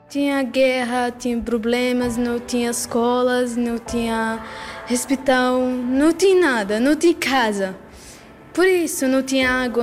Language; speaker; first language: Portuguese; non-native, learner; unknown